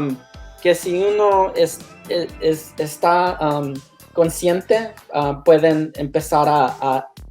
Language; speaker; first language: Spanish; early bilingual, heritage; Spanish